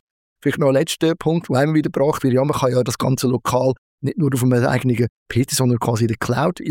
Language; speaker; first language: German; native; German